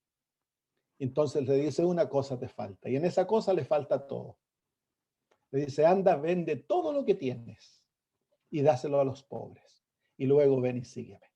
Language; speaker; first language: Spanish; native; Spanish